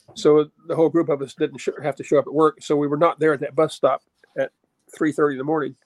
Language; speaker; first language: English; native; English